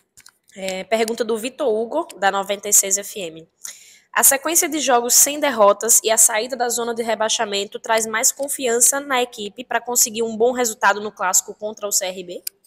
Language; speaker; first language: Portuguese; native; Portuguese